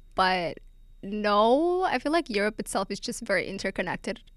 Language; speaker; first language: English; non-native, fluent; Finnish